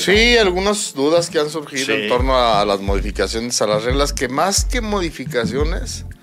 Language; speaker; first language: Spanish; native; Spanish